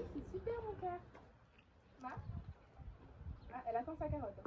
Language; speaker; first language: French; native; French